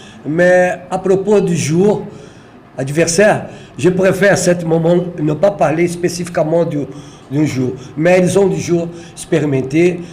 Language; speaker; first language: French; non-native, fluent; Portuguese